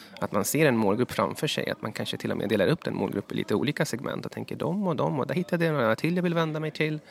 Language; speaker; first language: Swedish; early bilingual, other home language; Spanish